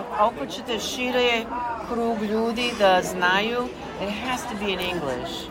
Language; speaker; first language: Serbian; early bilingual, heritage; Serbian